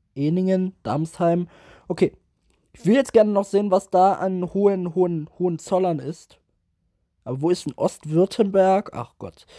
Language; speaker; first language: German; native; German